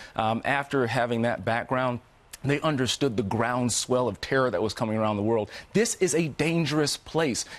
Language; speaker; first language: English; native; English